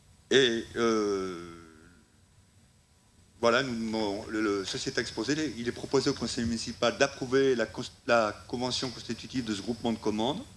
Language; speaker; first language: French; native; French